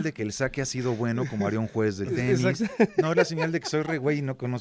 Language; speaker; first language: Spanish; native; Spanish